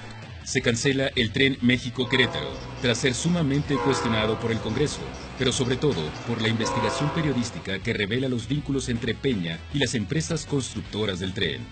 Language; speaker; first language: Spanish; native; Spanish